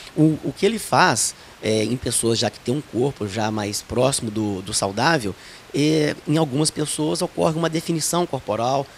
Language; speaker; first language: Portuguese; native; Portuguese